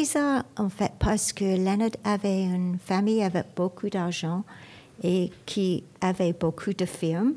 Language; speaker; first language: French; non-native, learner; English